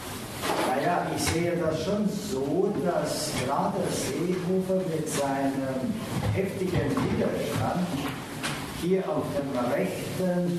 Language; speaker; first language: German; native; German